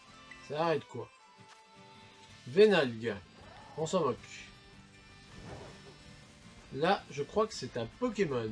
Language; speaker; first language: French; native; French